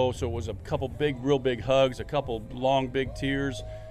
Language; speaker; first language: English; native; English